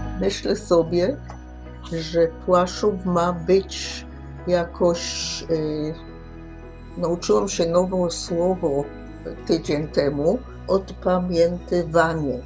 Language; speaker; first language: Polish; early bilingual, heritage; Polish